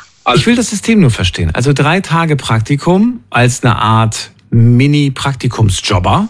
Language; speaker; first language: German; native; German